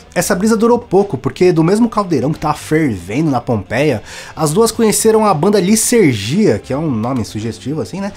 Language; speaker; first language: Portuguese; native; Portuguese